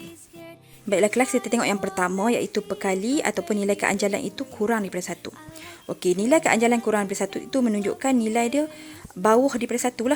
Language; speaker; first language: Malay; native; Malay